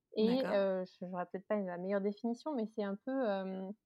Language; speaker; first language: French; native; French